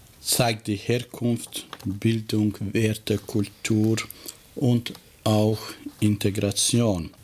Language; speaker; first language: German; non-native, fluent; Albanian